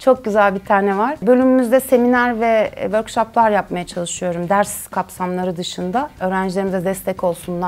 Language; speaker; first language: Turkish; native; Turkish